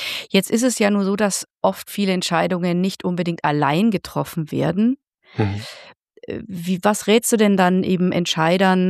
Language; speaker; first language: German; native; German